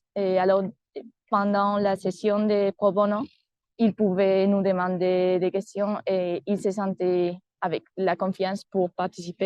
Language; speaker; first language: French; non-native, fluent; Spanish